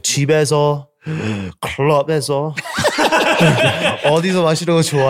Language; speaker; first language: Korean; early bilingual, heritage; Korean